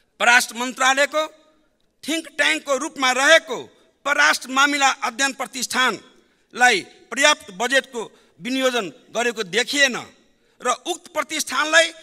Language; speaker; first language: Nepali; non-native, local second language; Maithili